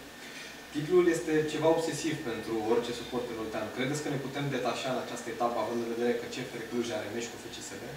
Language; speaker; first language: Romanian; native; Romanian